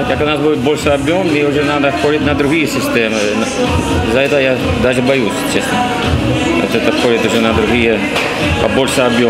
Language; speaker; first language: Russian; non-native, learner; Dutch